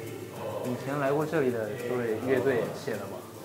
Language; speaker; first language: Chinese; non-native, fluent; Japanese